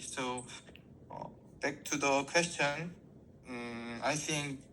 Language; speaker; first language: English; non-native, learner; Korean